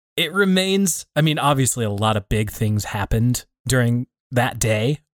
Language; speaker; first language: English; native; English